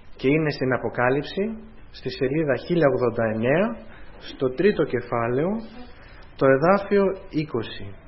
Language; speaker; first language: Greek; early bilingual, heritage; Greek